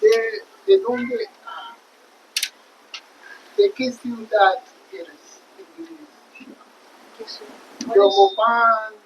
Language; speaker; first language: Spanish; non-native, learner; English